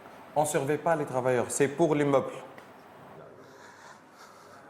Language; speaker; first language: French; non-native, local second language; Arabic